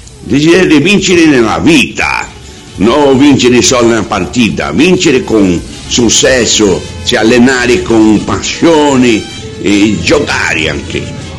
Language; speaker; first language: Italian; non-native, learner; Portuguese